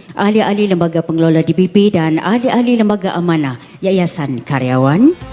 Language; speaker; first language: Malay; native; Malay